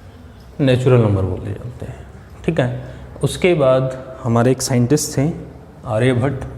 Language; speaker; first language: Hindi; native; Hindi